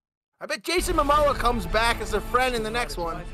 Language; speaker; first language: English; native; English